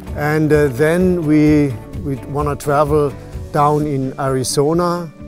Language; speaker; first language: English; non-native, fluent; German